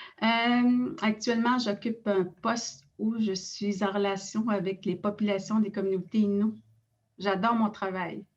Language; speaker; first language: French; non-native, local second language; Innu-aimun